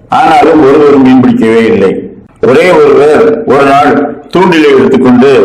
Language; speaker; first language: Tamil; native; Tamil